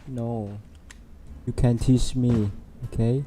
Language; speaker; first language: English; non-native, learner; Thai